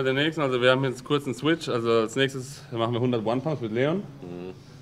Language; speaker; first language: German; native; German